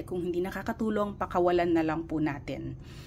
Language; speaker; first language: Filipino; native; Filipino